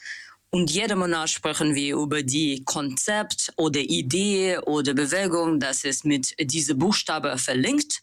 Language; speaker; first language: German; non-native, learner; Russian